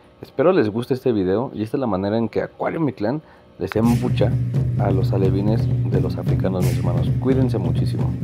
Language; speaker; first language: Spanish; native; Spanish